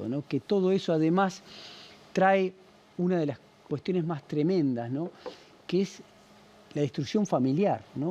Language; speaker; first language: Spanish; native; Spanish